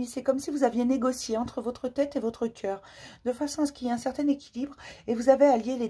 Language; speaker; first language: French; native; French